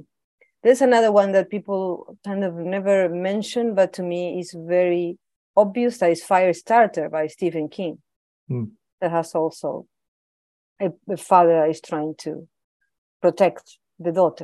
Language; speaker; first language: English; non-native, fluent; Spanish